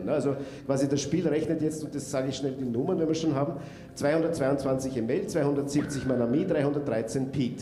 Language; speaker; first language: German; native; German